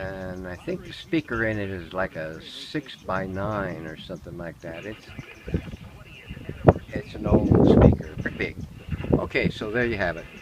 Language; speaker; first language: English; native; English